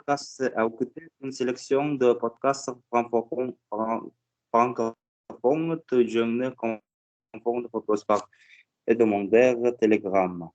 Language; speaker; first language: French; non-native, learner; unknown